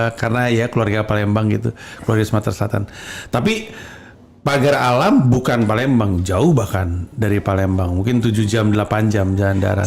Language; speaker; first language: Indonesian; native; Indonesian